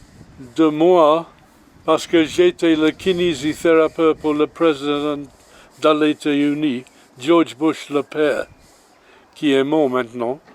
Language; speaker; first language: French; non-native, learner; English